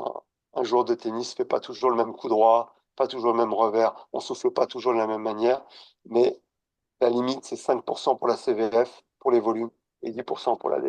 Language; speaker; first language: French; native; French